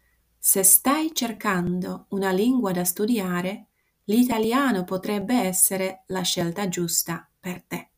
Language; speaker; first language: Italian; non-native, fluent; Slovak